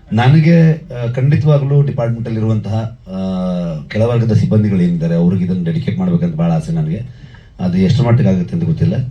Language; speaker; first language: Kannada; native; Kannada